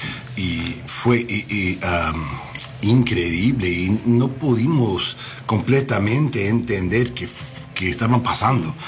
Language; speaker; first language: Spanish; non-native, learner; English